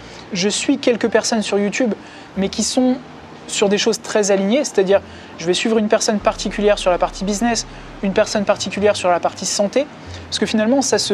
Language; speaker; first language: French; native; French